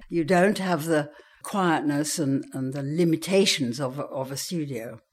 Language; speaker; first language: English; native; English